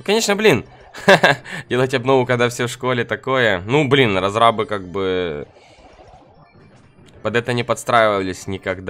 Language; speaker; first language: Russian; native; Russian